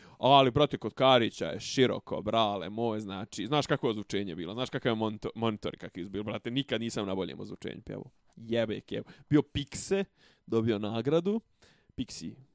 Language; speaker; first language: Bosnian; native; Bosnian